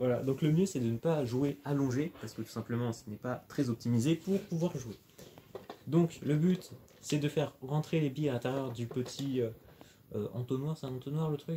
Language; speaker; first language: French; native; French